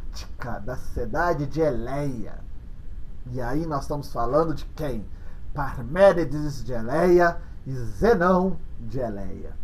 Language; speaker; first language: Portuguese; native; Portuguese